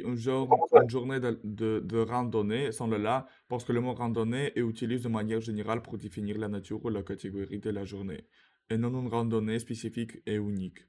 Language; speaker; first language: French; non-native, learner; Russian